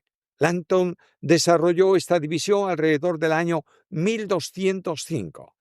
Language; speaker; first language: Spanish; native; Spanish